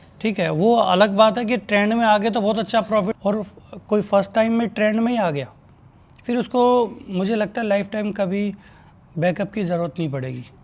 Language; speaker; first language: Hindi; native; Hindi